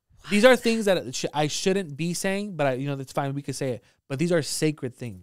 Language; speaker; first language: English; early bilingual, other home language; Spanish